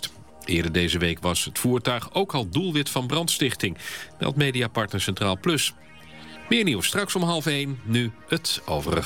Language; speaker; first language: Dutch; native; Dutch